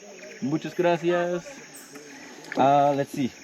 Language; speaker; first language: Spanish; non-native, learner; Korean